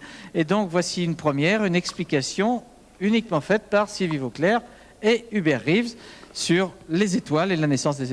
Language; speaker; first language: French; native; French